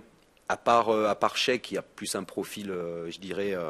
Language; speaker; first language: French; native; French